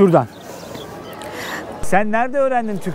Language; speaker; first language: Turkish; native; Turkish